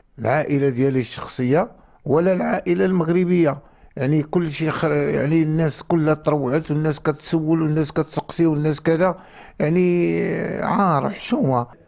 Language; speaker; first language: Arabic; native; Arabic